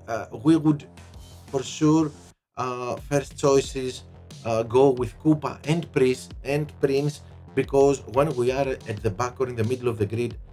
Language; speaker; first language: English; non-native, fluent; Greek